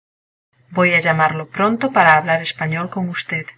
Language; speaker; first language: Spanish; non-native, learner; English